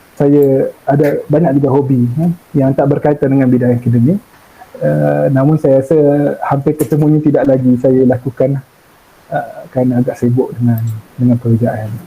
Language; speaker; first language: Malay; native; Malay